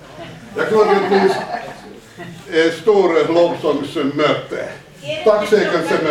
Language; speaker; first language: Swedish; non-native, fluent; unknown